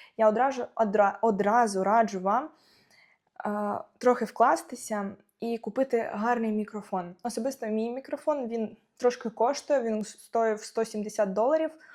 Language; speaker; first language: Ukrainian; non-native, local second language; Russian